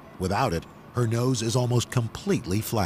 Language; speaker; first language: English; native; English